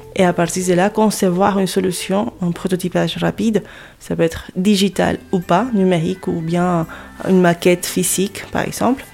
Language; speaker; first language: French; non-native, fluent; Spanish